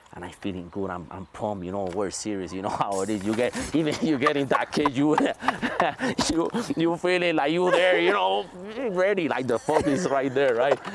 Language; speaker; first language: English; non-native, fluent; Spanish